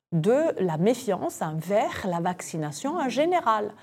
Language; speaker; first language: French; non-native, fluent; Italian